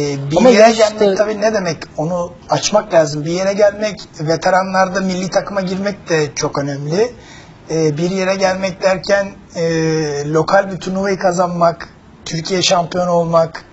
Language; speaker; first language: Turkish; native; Turkish